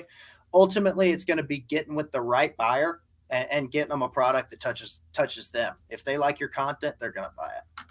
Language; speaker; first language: English; native; English